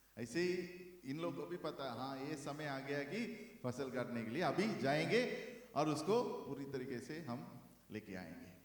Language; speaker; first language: Hindi; non-native, local second language; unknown